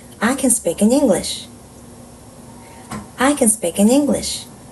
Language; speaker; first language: English; non-native, fluent; Korean